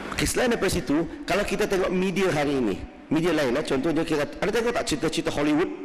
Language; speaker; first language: Malay; non-native, local second language; Min Nan Chinese